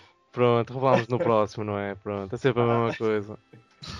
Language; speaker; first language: Portuguese; native; Portuguese